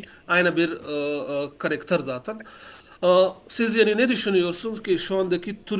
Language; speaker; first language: Turkish; non-native, learner; Urdu